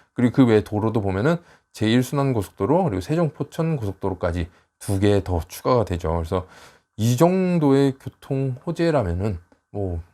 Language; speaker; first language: Korean; native; Korean